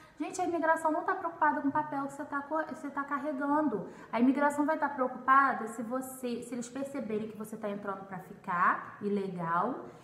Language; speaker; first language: Portuguese; native; Portuguese